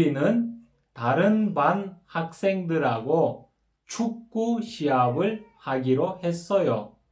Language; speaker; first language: Korean; non-native, fluent; Kyrgyz